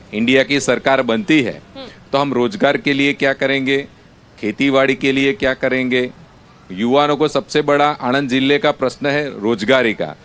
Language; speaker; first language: Hindi; non-native, local second language; Gujarati